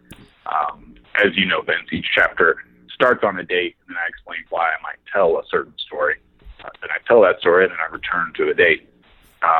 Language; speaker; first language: English; native; English